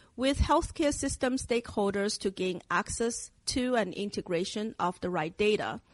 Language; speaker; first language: English; non-native, fluent; Chinese